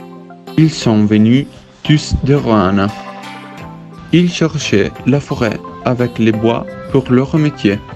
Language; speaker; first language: French; non-native, learner; Italian